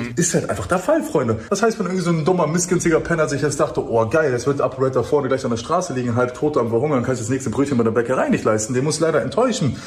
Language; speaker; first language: German; early bilingual, other home language; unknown